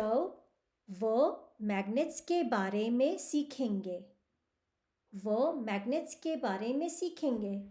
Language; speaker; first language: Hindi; early bilingual, heritage; Hindi